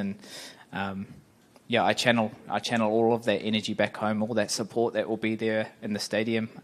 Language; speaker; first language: English; native; English